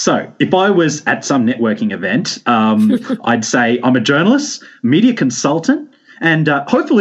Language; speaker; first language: English; native; English